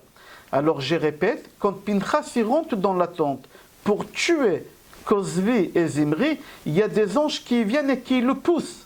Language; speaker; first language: French; native; French